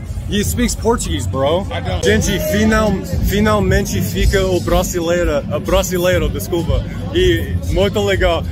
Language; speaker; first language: Portuguese; non-native, learner; English